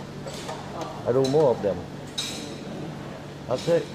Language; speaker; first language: English; non-native, fluent; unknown